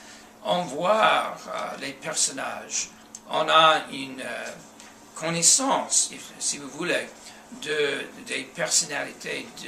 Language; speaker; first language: French; non-native, fluent; English